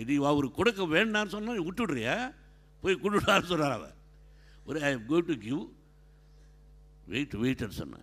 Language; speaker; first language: Tamil; non-native, local second language; Telugu